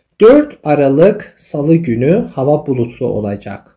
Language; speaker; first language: Turkish; non-native, fluent; Persian